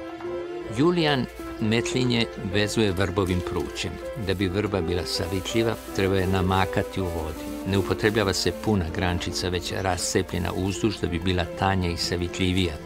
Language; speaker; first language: Serbian; native; Serbian